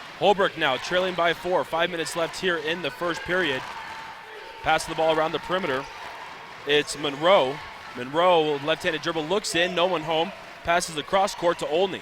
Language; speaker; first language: English; native; English